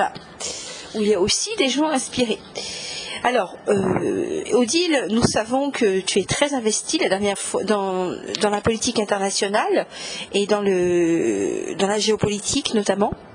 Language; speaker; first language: French; native; French